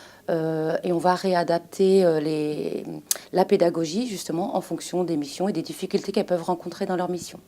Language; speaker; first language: French; native; French